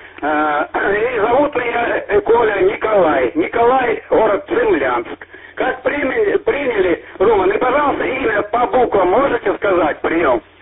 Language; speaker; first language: Russian; native; Russian